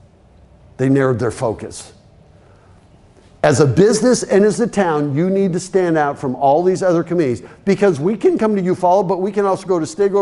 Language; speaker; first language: English; native; English